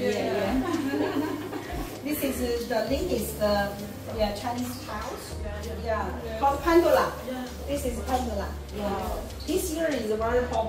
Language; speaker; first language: English; non-native, learner; Chinese